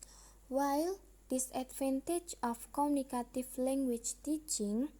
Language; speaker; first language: English; non-native, learner; Indonesian